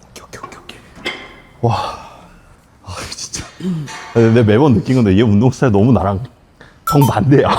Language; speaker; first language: Korean; native; Korean